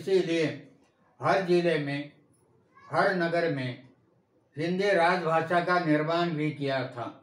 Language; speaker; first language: Hindi; non-native, local second language; Marathi